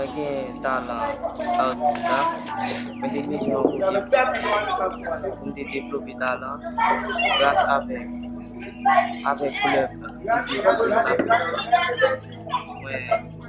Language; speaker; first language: French; non-native, local second language; Haitian Creole